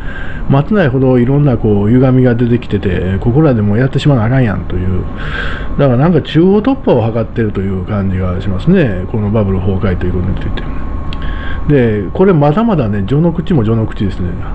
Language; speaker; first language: Japanese; native; Japanese